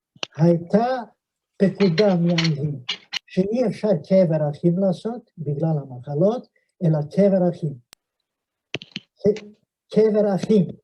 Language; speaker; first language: Hebrew; non-native, fluent; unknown